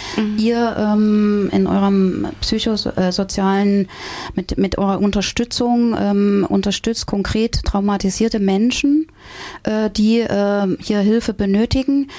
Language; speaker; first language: German; native; German